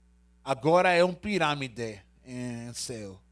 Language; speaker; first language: Portuguese; non-native, learner; Spanish